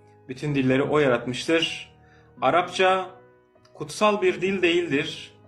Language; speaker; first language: Turkish; non-native, local second language; Kurdish